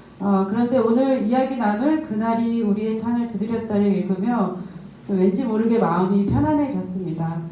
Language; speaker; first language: Korean; native; Korean